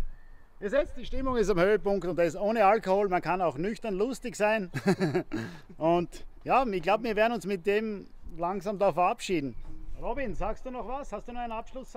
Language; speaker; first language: German; native; German